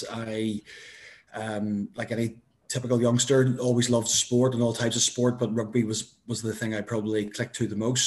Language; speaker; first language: English; native; English